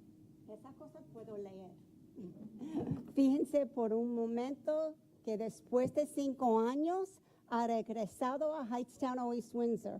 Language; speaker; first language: Spanish; non-native, fluent; English